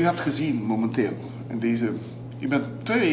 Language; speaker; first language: Dutch; non-native, local second language; Papiamento